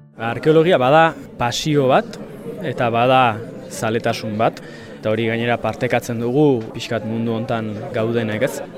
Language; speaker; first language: Basque; native; Basque